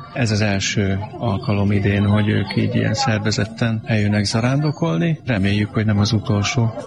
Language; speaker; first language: Hungarian; native; Hungarian